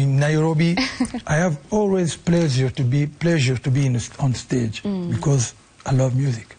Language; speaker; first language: English; non-native, learner; Lingala